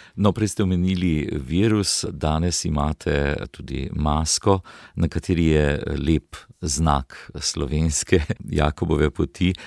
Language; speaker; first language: Slovenian; native; Slovenian